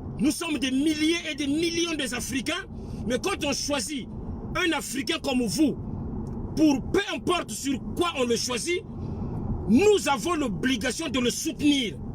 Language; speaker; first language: French; non-native, local second language; Lingala